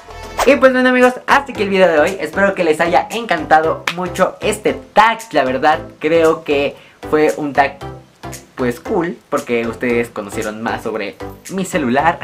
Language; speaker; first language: Spanish; native; Spanish